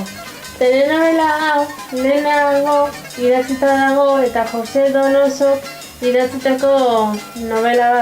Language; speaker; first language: Basque; non-native, local second language; Spanish